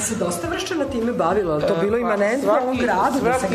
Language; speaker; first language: Serbian; native; Serbian